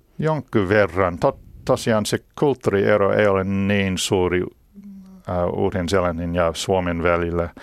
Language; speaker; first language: Finnish; non-native, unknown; English